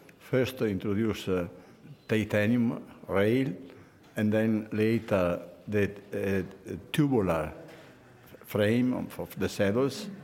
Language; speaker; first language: English; non-native, fluent; Italian